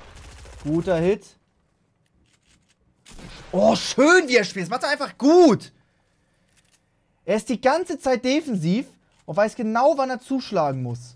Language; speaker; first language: German; native; German